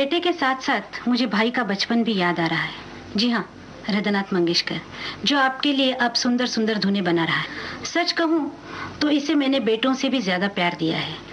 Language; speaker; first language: Hindi; non-native, local second language; Marathi